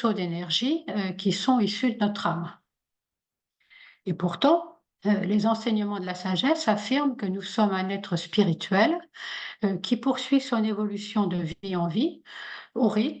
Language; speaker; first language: French; native; French